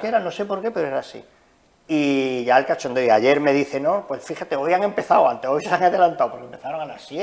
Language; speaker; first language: Spanish; native; Spanish